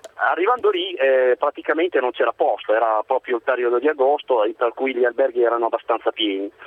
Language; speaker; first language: Italian; non-native, fluent; Arabic